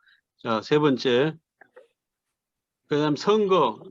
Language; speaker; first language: Korean; native; Korean